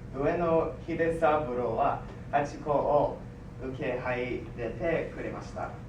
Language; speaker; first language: Japanese; non-native, learner; English